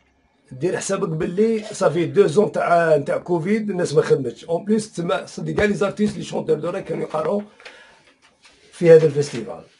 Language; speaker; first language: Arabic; native; Arabic